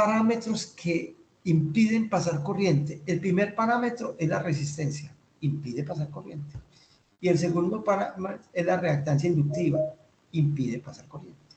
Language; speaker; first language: Spanish; native; Spanish